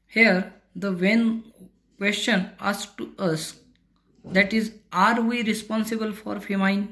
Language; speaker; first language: English; non-native, local second language; Marathi